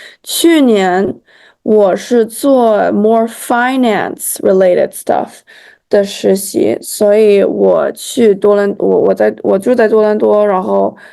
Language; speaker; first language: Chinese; early bilingual, heritage; Chinese